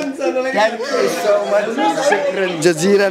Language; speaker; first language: Arabic; non-native, learner; Somali